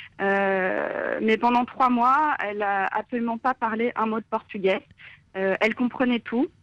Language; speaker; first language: French; native; French